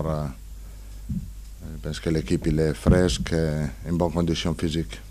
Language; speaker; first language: French; non-native, learner; Italian